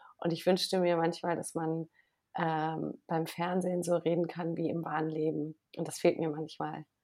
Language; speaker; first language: German; native; German